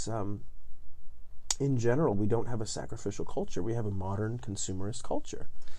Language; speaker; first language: English; non-native, fluent; Italian